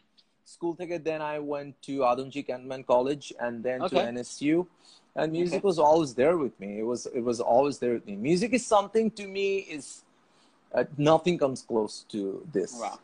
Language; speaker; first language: English; non-native, local second language; Bangla